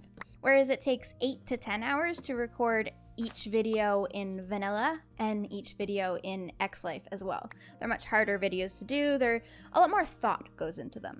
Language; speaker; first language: English; native; English